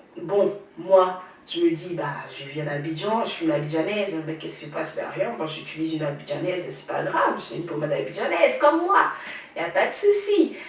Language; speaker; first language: French; native; French